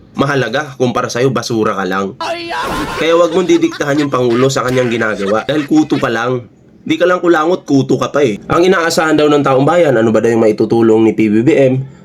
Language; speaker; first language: Filipino; native; Filipino